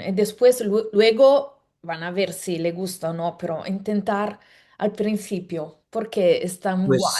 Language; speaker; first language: Spanish; non-native, fluent; Italian